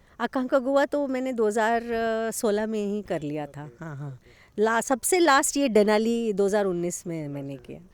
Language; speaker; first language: Hindi; non-native, local second language; Kannada